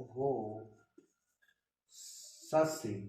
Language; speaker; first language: Hindi; native; Hindi